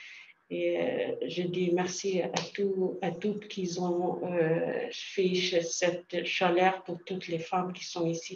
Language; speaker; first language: French; non-native, learner; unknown